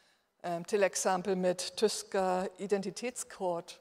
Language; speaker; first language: Swedish; non-native, fluent; German